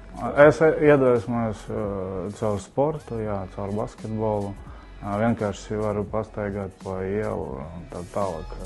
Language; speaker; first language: Latvian; non-native, local second language; Russian